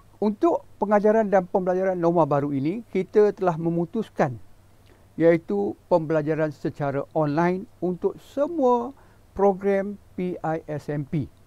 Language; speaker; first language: Malay; native; Malay